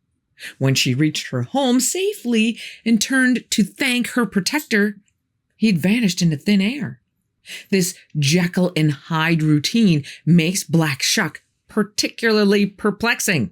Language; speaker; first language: English; native; English